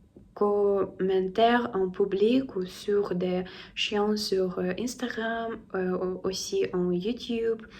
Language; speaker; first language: French; non-native, learner; Russian